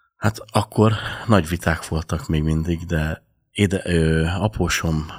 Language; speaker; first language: Hungarian; native; Hungarian